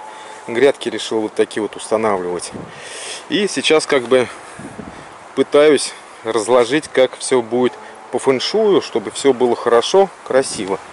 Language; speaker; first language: Russian; native; Russian